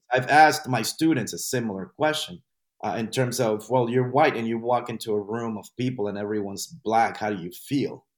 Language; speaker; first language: English; non-native, fluent; Spanish